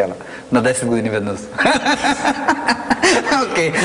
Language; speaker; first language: Bulgarian; non-native, fluent; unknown